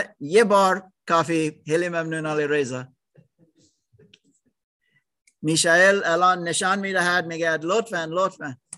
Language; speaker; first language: Persian; non-native, learner; English